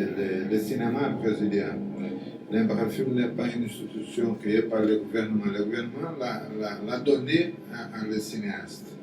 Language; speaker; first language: French; non-native, fluent; Portuguese